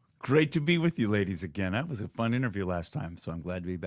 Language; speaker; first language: English; native; English